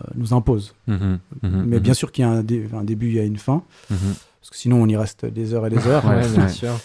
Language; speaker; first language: French; native; French